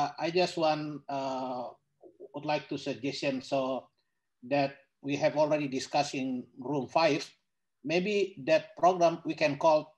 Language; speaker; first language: English; non-native, learner; Indonesian